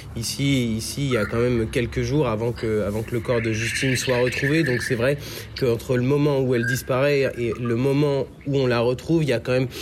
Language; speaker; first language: French; native; French